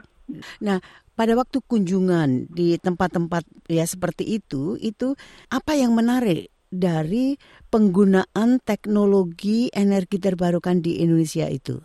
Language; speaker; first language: Indonesian; native; Indonesian